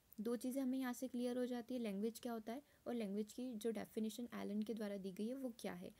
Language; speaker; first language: Hindi; native; Hindi